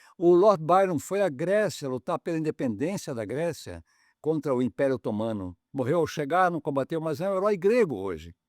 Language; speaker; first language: Portuguese; native; Portuguese